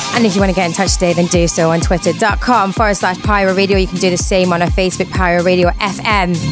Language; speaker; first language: English; native; English